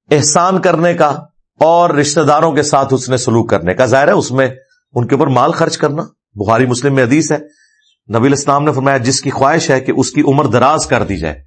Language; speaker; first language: Urdu; non-native, local second language; Punjabi